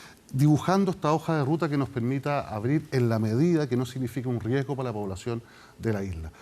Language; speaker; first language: Spanish; native; Spanish